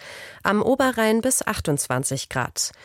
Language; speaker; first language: German; native; German